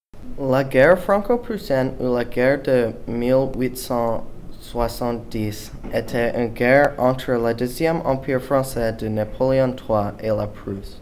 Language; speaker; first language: French; non-native, learner; English